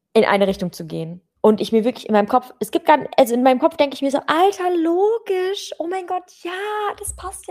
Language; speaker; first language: German; native; German